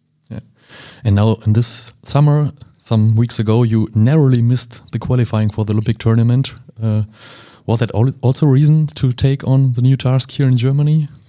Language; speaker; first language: English; non-native, fluent; German